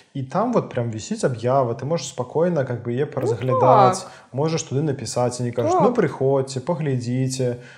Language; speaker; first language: Belarusian; native; Belarusian